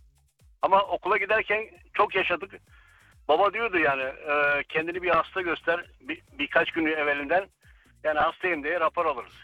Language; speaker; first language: Turkish; early bilingual, other home language; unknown